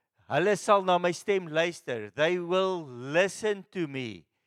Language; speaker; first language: English; non-native, local second language; Afrikaans